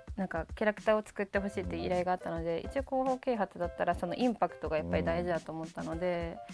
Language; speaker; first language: Japanese; native; Japanese